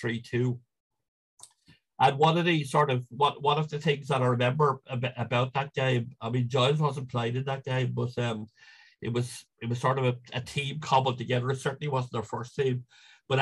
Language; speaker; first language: English; native; English